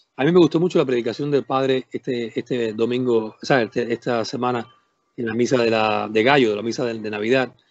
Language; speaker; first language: Spanish; native; Spanish